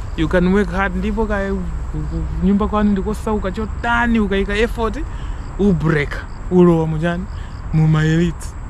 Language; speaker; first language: Nyanja; non-native, local second language; Tumbuka